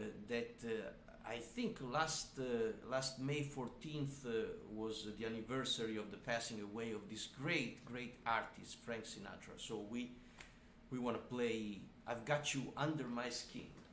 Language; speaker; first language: English; non-native, fluent; Italian